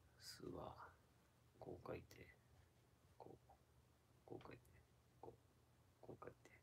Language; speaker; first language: Japanese; native; Japanese